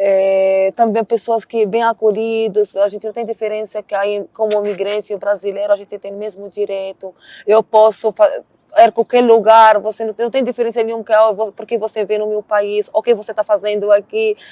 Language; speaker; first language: Portuguese; non-native, learner; Arabic